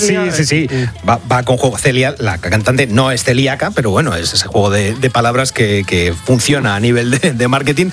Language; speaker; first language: Spanish; native; Spanish